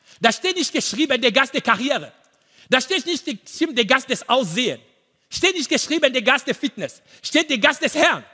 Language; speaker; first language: German; non-native, learner; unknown